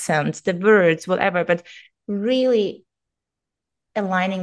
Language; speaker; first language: English; non-native, fluent; German